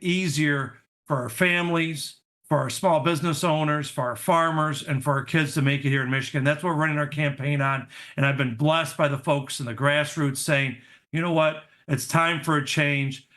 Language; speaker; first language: English; native; English